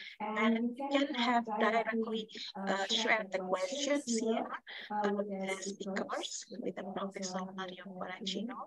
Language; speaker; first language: English; non-native, fluent; Indonesian